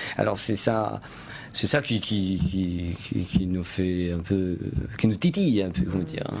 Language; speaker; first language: French; non-native, fluent; Spanish